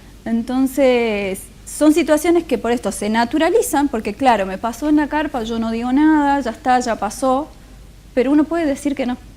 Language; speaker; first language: Spanish; native; Spanish